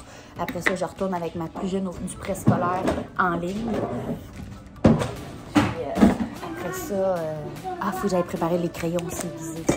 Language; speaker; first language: French; native; French